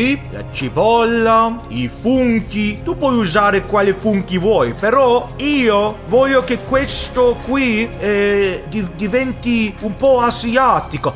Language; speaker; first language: Italian; non-native, learner; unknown